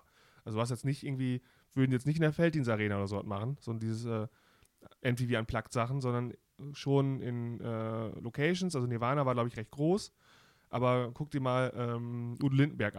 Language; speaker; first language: German; native; German